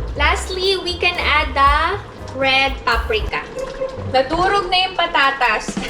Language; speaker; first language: Filipino; native; Filipino